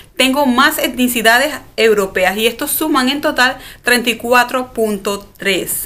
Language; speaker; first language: Spanish; native; Spanish